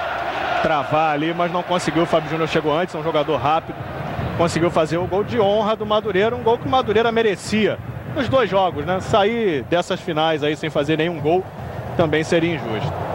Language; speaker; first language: Portuguese; native; Portuguese